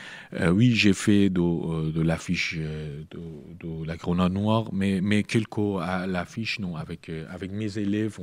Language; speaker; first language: French; non-native, learner; Persian